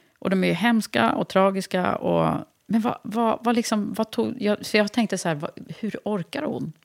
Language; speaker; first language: Swedish; native; Swedish